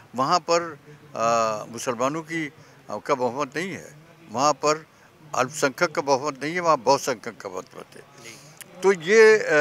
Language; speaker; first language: Hindi; native; Hindi